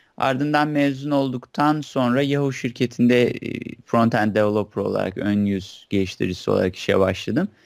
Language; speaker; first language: Turkish; native; Turkish